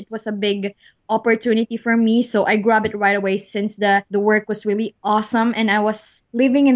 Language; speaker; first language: English; non-native, local second language; Cebuano